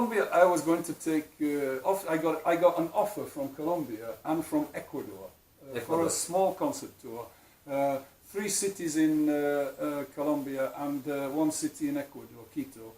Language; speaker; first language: English; non-native, fluent; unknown